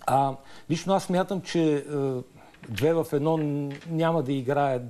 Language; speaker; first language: Bulgarian; native; Bulgarian